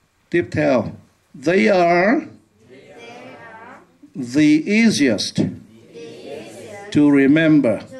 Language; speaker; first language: English; non-native, fluent; Vietnamese